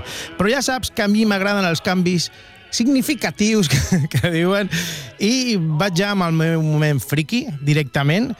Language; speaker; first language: Catalan; native; Catalan